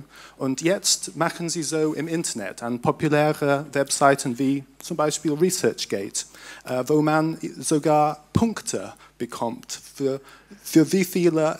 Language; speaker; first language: German; non-native, fluent; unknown